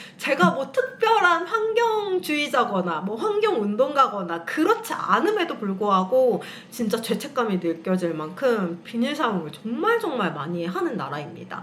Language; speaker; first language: Korean; native; Korean